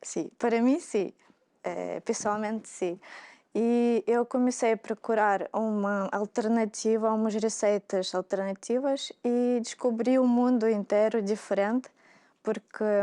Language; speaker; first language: Portuguese; non-native, fluent; Russian